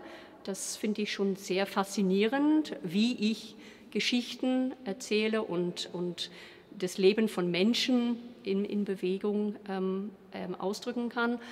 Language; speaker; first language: German; non-native, fluent; English